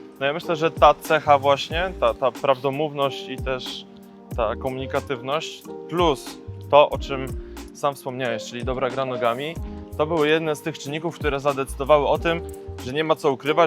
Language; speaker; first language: Polish; native; Polish